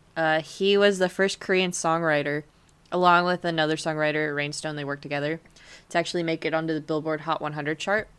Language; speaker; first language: English; native; English